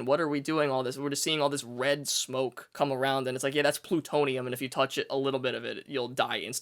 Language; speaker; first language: English; native; English